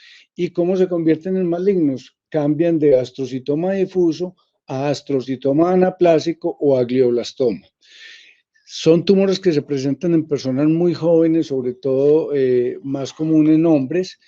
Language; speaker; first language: Spanish; native; Spanish